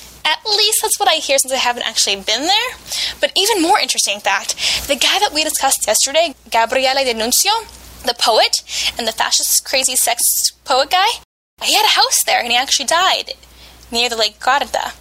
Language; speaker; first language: English; native; English